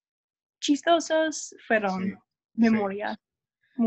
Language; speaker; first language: Spanish; non-native, learner; English